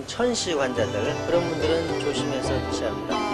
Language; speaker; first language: Korean; native; Korean